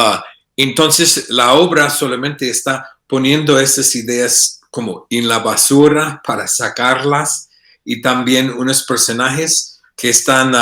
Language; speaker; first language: Spanish; non-native, fluent; English